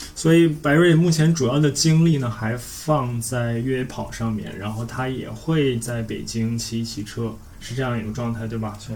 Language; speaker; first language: Chinese; native; Chinese